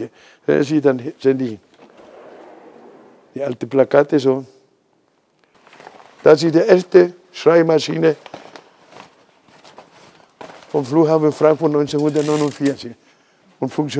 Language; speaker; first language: German; non-native, fluent; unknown